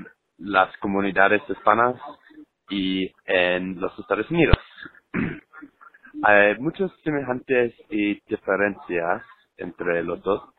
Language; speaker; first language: Spanish; non-native, learner; English